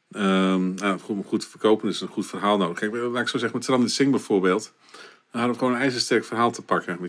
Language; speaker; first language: Dutch; native; Dutch